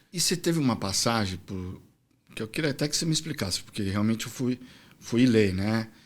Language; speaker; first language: Portuguese; native; Portuguese